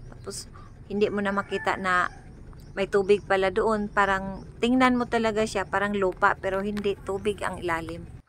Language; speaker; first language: Filipino; non-native, local second language; Cebuano